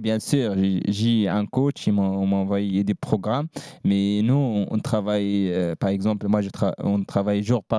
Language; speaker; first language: French; non-native, learner; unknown